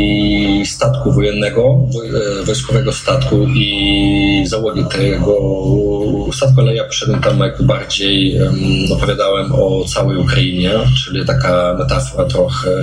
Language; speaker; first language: Polish; non-native, fluent; Russian